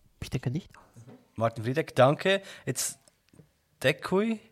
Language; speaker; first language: German; native; German